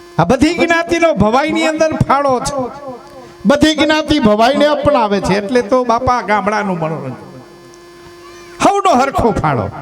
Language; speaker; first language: Gujarati; native; Gujarati